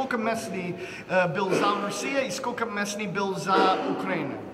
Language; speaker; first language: Russian; non-native, learner; English